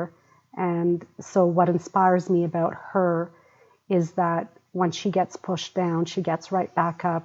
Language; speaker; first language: English; early bilingual, other home language; Arabic